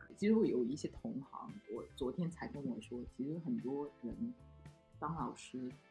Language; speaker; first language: Chinese; non-native, local second language; Cantonese